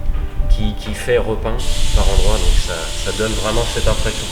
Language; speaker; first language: French; native; French